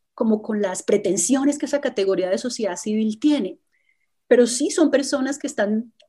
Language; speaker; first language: Spanish; native; Spanish